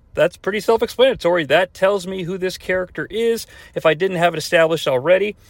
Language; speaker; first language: English; native; English